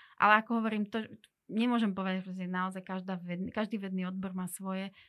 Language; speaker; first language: Slovak; non-native, local second language; Hungarian